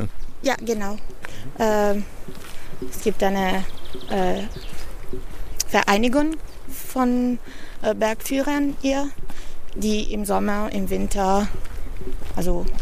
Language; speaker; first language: German; non-native, learner; Italian